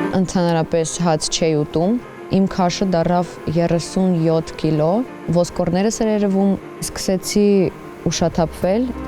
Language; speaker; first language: Armenian; early bilingual, heritage; Armenian